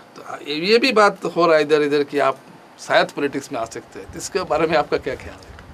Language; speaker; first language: Hindi; non-native, local second language; Bangla